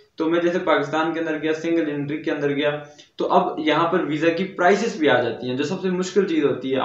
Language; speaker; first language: Urdu; non-native, local second language; Punjabi